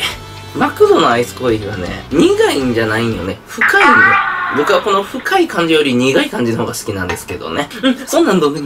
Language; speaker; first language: Japanese; native; Japanese